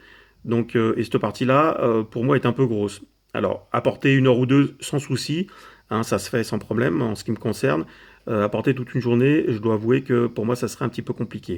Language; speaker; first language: French; native; French